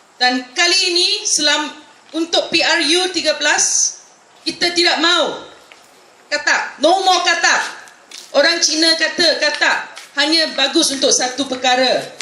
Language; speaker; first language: Malay; non-native, local second language; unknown